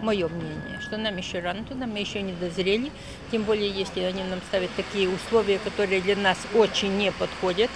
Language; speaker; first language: Russian; native; Russian